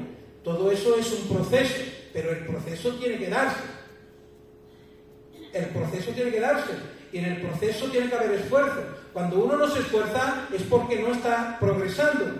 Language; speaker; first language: Spanish; native; Spanish